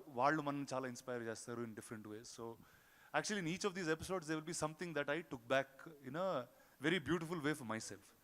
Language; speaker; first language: Telugu; native; Telugu